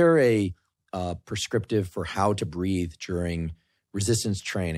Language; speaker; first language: English; native; English